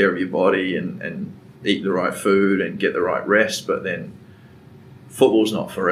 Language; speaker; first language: English; native; English